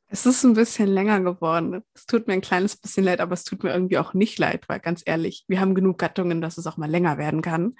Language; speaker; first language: German; native; German